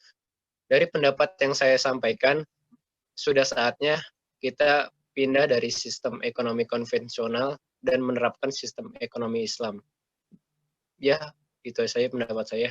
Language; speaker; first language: Indonesian; native; Indonesian